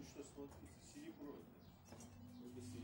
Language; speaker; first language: Russian; non-native, fluent; Armenian